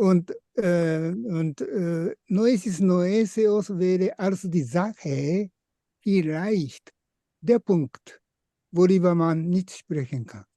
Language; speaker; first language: German; non-native, fluent; Japanese